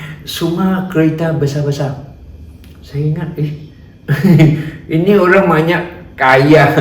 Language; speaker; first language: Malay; non-native, local second language; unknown